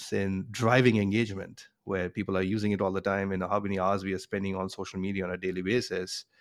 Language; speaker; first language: English; non-native, local second language; Bangla